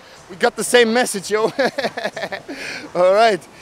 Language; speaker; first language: English; non-native, learner; German